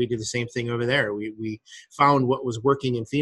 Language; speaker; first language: English; native; English